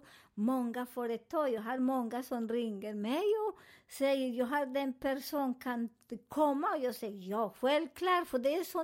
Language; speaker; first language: Swedish; non-native, learner; Spanish